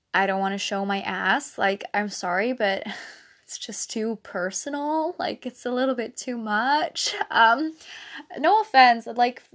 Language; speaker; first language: English; non-native, fluent; Dutch